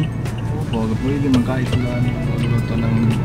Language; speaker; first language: Filipino; non-native, local second language; Cebuano